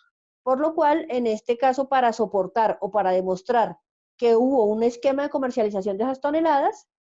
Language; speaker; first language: Spanish; native; Spanish